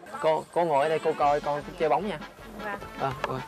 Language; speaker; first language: Vietnamese; native; Vietnamese